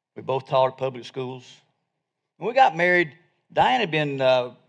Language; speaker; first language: English; native; English